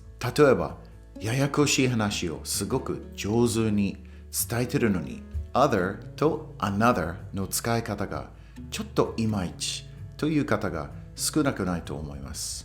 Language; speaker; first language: Japanese; non-native, fluent; English